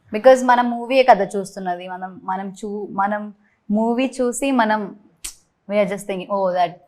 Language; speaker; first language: Telugu; non-native, learner; Malayalam